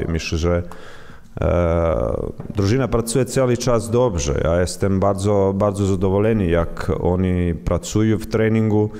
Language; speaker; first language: Polish; non-native, learner; Croatian